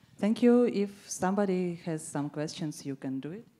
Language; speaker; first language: English; non-native, fluent; Ukrainian